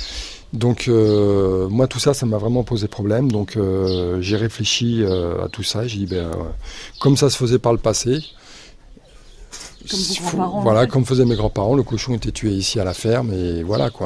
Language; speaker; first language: French; native; French